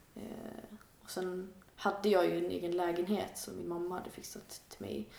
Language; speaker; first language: Swedish; native; Swedish